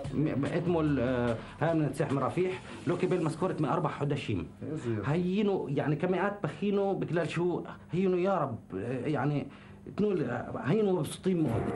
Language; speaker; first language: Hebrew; non-native, local second language; Arabic